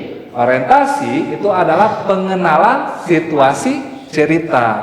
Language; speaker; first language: Indonesian; native; Indonesian